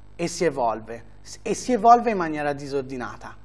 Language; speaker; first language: Italian; native; Italian